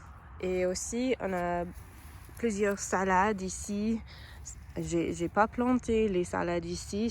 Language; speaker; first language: French; non-native, learner; English